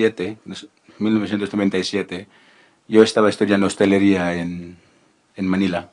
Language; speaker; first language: Spanish; non-native, learner; Filipino